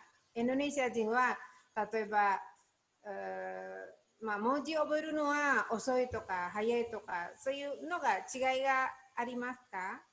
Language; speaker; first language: Japanese; non-native, learner; Indonesian